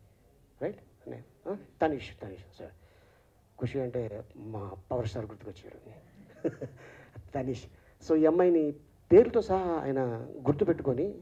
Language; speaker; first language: Telugu; native; Telugu